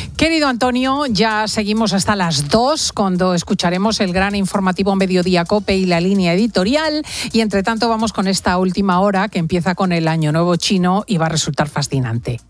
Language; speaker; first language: Spanish; native; Spanish